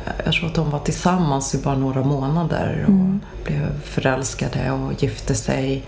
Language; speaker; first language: Swedish; early bilingual, other home language; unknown